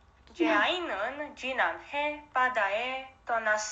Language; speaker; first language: Korean; non-native, learner; Romanian